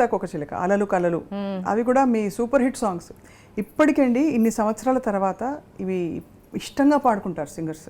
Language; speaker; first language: Telugu; native; Telugu